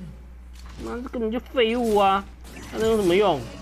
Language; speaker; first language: Chinese; native; Chinese